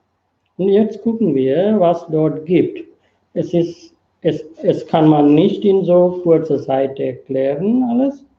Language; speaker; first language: German; non-native, fluent; Sinhala